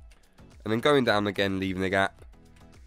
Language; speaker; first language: English; native; English